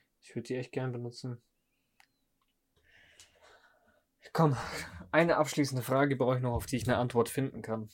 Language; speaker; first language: German; native; German